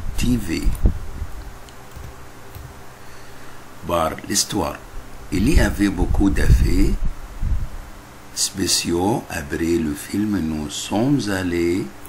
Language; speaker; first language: French; non-native, fluent; Arabic